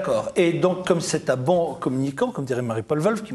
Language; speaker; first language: French; native; French